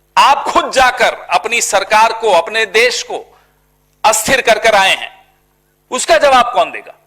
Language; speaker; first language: Hindi; native; Hindi